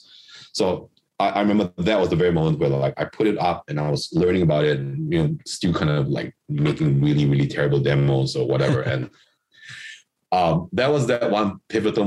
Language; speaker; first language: English; non-native, local second language; Chinese